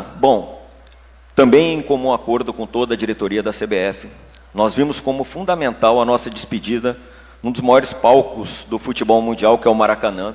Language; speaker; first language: Portuguese; native; Portuguese